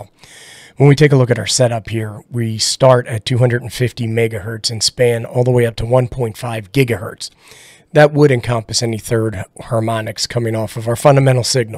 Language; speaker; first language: English; native; English